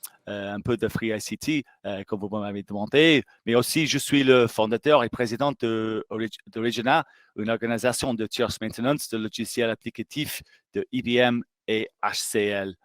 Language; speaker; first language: French; non-native, fluent; English